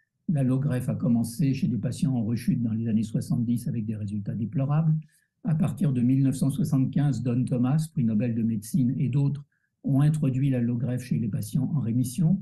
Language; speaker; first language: French; native; French